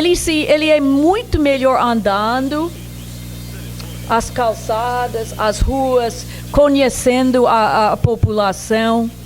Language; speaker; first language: Portuguese; non-native, fluent; English